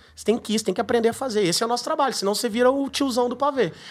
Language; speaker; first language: Portuguese; native; Portuguese